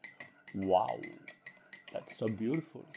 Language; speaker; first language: English; non-native, learner; French